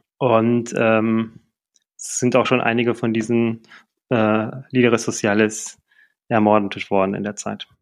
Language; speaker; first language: German; native; German